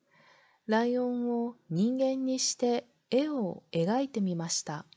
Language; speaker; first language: Japanese; non-native, learner; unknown